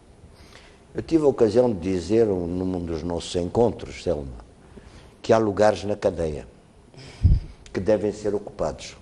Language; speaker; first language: Portuguese; native; Portuguese